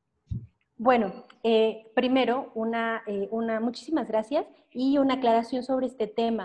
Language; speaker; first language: Spanish; native; Spanish